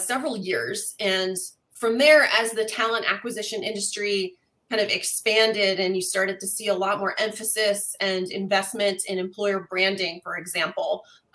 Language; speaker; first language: English; native; English